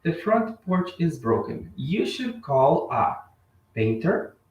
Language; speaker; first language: English; non-native, fluent; Portuguese